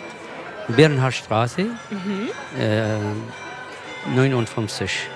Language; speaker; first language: German; non-native, learner; Kurdish